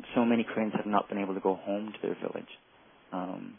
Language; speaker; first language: English; native; English